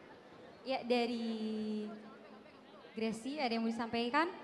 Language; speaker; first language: Indonesian; native; Indonesian